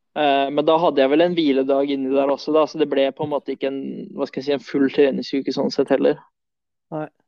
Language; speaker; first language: Norwegian; early bilingual, other home language; Swedish